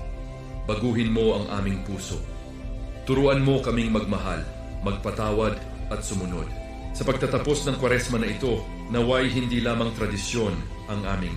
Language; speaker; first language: Filipino; native; Filipino